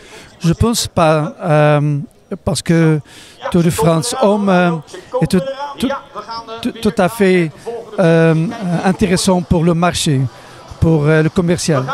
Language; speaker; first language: French; non-native, fluent; Riffian